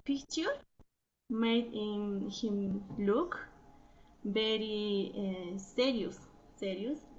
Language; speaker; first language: English; non-native, learner; Spanish